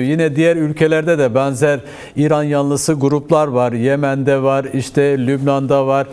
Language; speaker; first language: Turkish; native; Turkish